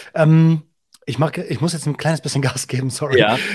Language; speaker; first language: German; native; German